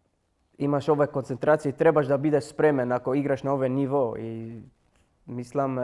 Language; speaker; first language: Macedonian; non-native, learner; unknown